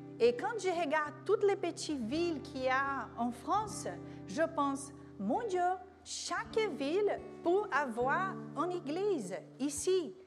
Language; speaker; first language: French; non-native, learner; Portuguese